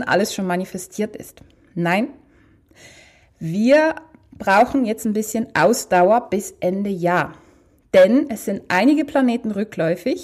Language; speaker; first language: German; native; German